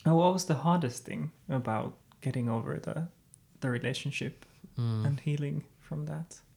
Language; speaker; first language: English; non-native, fluent; Finnish